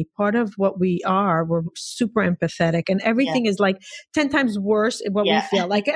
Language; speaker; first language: English; non-native, fluent; Hebrew